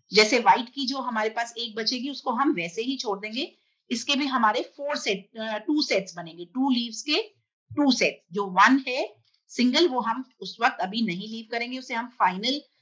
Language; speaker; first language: Hindi; native; Hindi